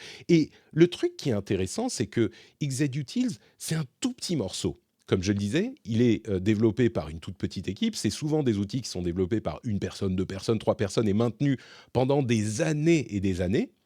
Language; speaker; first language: French; native; French